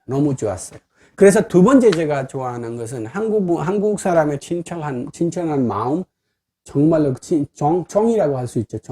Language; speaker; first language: Korean; non-native, fluent; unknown